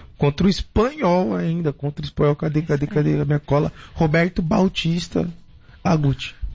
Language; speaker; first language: Portuguese; native; Portuguese